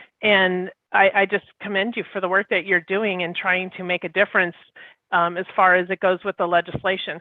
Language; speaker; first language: English; native; English